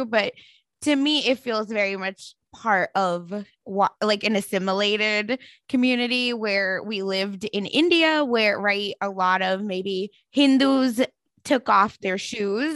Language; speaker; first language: English; non-native, local second language; Marathi